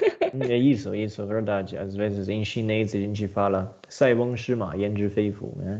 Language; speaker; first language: Portuguese; non-native, fluent; Chinese